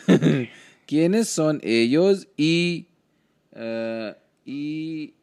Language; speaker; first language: Spanish; non-native, learner; Hindi